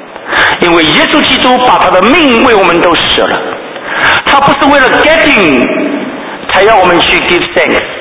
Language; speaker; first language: Chinese; native; Chinese